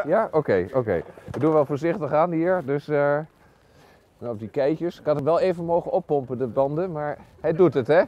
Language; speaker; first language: Dutch; native; Dutch